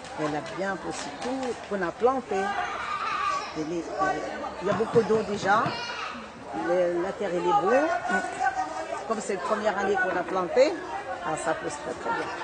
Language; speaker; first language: French; non-native, learner; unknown